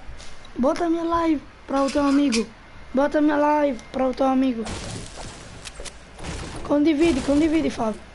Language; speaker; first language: Portuguese; non-native, fluent; Italian